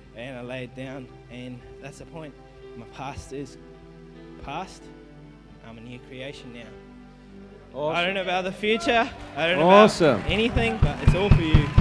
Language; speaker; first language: English; native; English